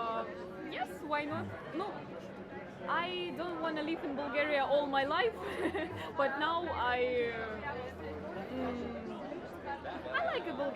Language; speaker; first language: English; non-native, learner; Ukrainian